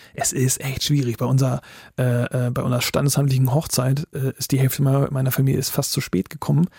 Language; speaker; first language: German; native; German